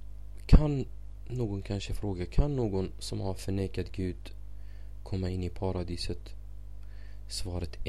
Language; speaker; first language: Swedish; non-native, fluent; Arabic